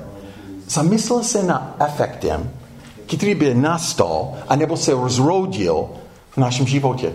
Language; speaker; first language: Czech; non-native, fluent; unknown